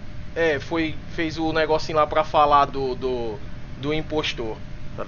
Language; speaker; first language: Portuguese; native; Portuguese